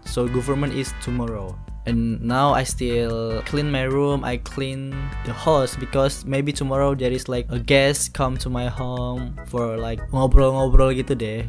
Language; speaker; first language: English; non-native, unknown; Indonesian